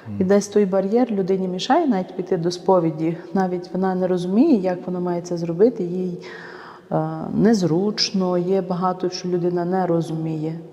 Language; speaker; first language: Ukrainian; native; Ukrainian